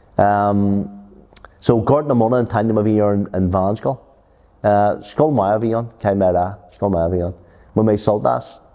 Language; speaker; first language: Irish; non-native, local second language; English